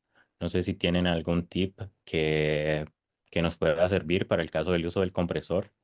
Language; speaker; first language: Spanish; native; Spanish